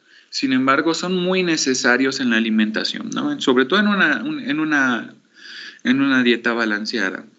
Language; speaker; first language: Spanish; native; Spanish